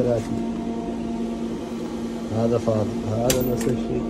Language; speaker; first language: Arabic; non-native, learner; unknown